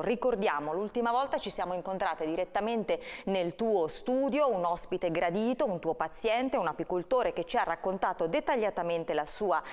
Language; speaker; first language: Italian; native; Italian